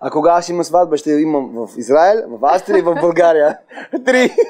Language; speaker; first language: Bulgarian; non-native, learner; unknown